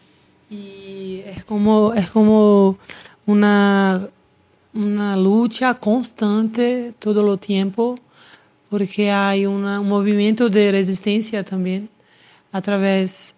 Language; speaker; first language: Spanish; non-native, learner; Portuguese